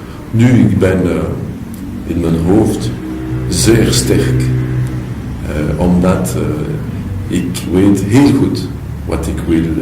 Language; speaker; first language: Dutch; non-native, local second language; French